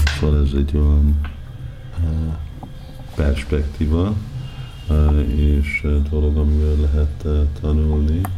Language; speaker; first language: Hungarian; early bilingual, heritage; Hungarian